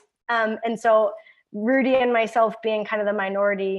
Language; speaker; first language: English; native; English